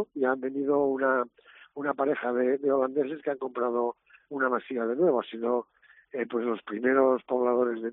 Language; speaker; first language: Spanish; native; Spanish